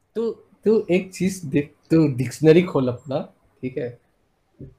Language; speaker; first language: Hindi; non-native, local second language; Assamese